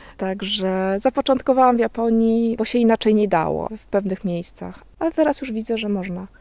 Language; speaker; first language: Polish; native; Polish